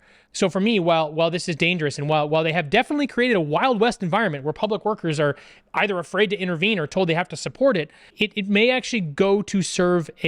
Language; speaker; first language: English; native; English